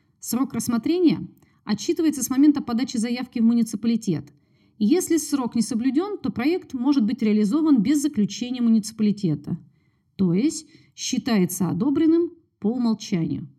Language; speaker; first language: Russian; native; Russian